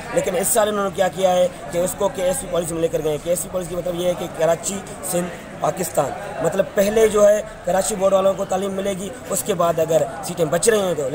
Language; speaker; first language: Urdu; non-native, local second language; Sindhi